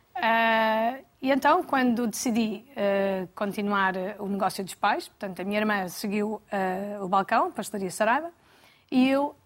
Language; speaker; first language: Portuguese; native; Portuguese